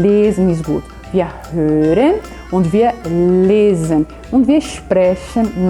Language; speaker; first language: German; non-native, fluent; Portuguese